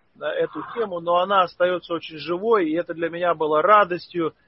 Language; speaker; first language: Russian; native; Russian